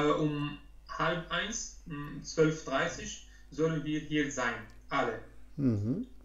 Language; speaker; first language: German; non-native, learner; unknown